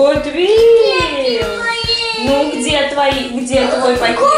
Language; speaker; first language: Russian; native; Russian